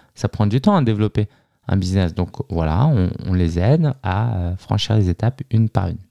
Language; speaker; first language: French; native; French